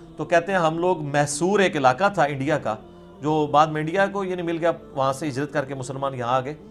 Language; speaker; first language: Urdu; non-native, local second language; Punjabi